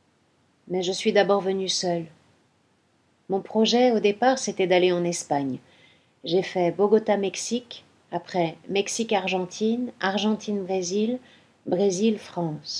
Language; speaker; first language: French; non-native, fluent; Spanish